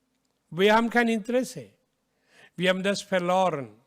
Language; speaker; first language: German; non-native, learner; Hindi